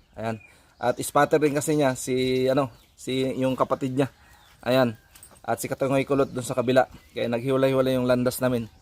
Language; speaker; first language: Filipino; non-native, local second language; Cebuano